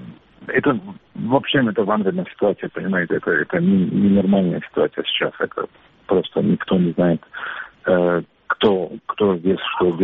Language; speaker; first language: Russian; non-native, learner; Macedonian